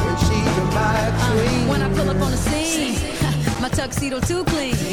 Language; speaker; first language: English; native; English